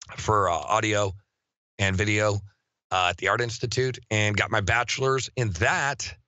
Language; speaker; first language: English; native; English